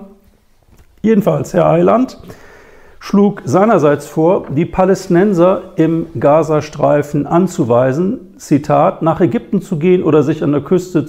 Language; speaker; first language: German; native; German